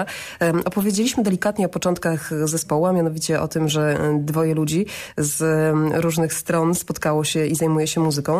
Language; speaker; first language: Polish; native; Polish